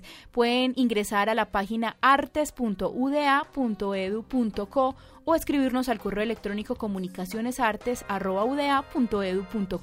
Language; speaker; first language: Spanish; native; Spanish